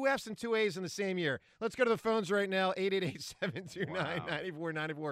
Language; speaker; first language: English; native; English